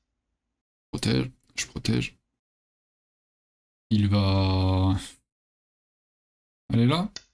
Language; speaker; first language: French; native; French